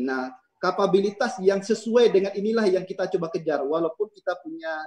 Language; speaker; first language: Indonesian; native; Indonesian